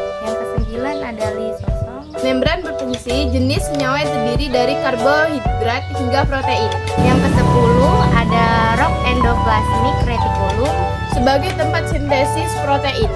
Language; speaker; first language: Indonesian; native; Indonesian